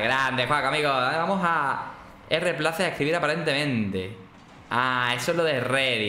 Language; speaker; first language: Spanish; native; Spanish